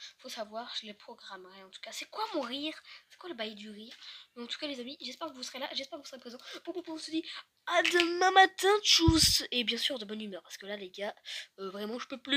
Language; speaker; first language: French; native; French